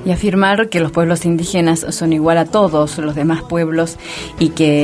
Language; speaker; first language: Spanish; native; Spanish